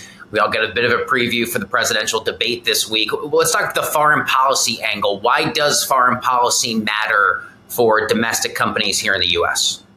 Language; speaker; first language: English; native; English